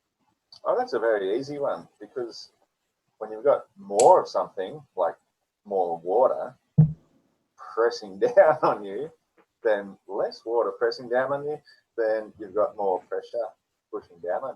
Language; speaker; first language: English; native; English